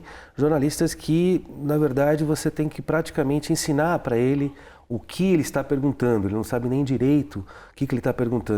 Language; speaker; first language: Portuguese; native; Portuguese